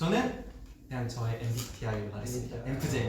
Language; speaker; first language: Korean; native; Korean